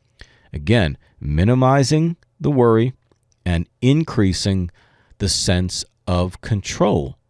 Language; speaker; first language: English; native; English